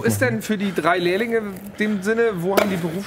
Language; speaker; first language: German; native; German